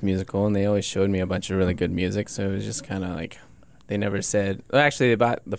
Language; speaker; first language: English; native; English